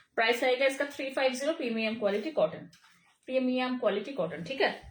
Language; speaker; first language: Hindi; non-native, local second language; Bangla